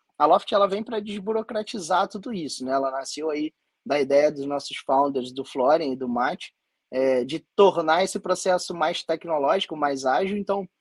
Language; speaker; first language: Portuguese; native; Portuguese